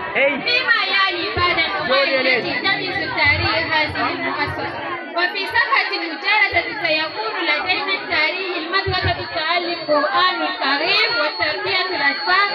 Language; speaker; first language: Arabic; non-native, learner; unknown